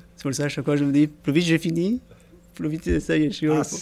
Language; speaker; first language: French; non-native, fluent; Spanish